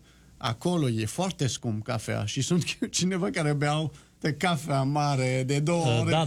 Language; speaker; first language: Romanian; non-native, learner; French